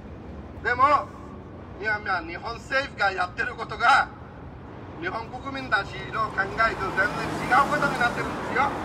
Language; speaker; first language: Japanese; non-native, fluent; Rohingya